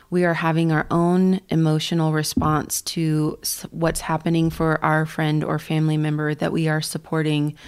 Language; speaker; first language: English; native; English